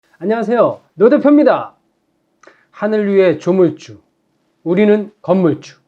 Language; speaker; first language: Korean; native; Korean